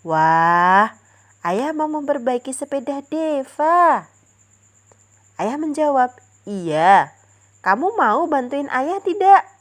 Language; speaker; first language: Indonesian; native; Indonesian